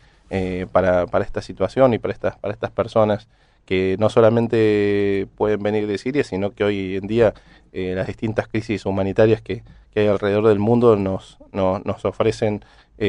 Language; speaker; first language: Spanish; native; Spanish